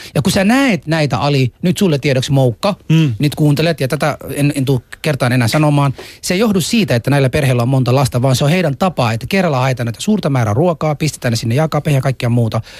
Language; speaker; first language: Finnish; non-native, fluent; Arabic